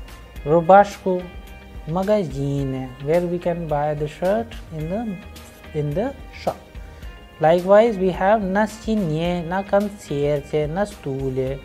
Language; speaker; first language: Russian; non-native, fluent; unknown